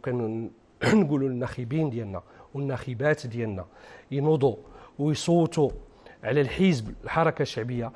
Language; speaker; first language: Arabic; native; Arabic